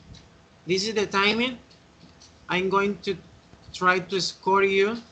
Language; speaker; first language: English; non-native, fluent; Spanish